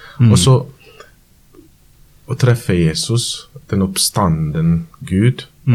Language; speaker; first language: Norwegian; non-native, fluent; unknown